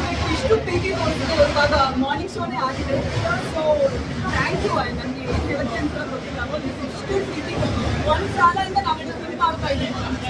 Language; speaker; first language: Kannada; non-native, local second language; Malayalam